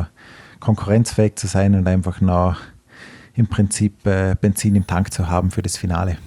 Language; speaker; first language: German; native; German